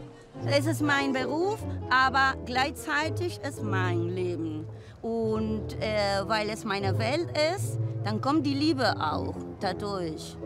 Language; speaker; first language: German; non-native, fluent; Spanish